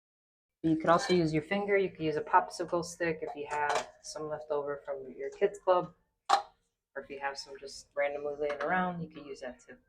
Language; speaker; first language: English; native; English